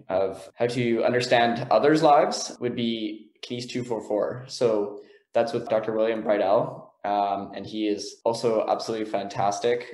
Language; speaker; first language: English; native; English